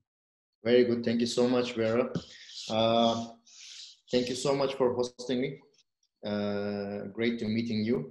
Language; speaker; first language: English; non-native, fluent; Turkish